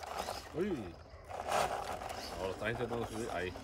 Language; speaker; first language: Spanish; native; Spanish